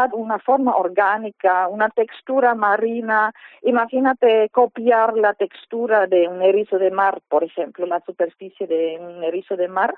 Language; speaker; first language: Spanish; non-native, fluent; German